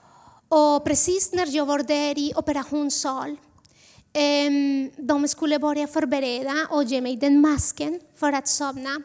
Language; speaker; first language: Swedish; non-native, fluent; Spanish